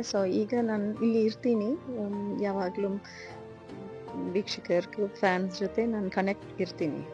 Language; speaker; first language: Kannada; non-native, learner; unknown